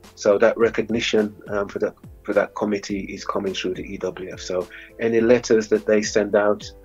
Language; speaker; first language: English; native; English